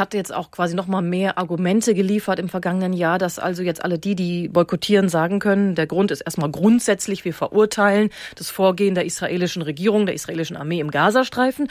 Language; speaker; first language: German; native; German